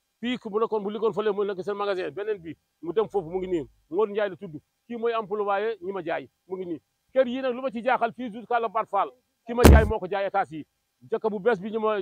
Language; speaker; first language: Wolof; non-native, local second language; Fula